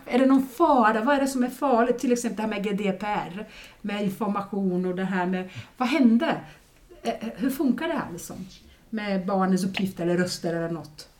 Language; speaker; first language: Swedish; non-native, fluent; Portuguese